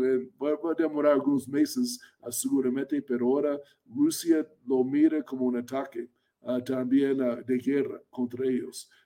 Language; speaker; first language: Spanish; non-native, fluent; English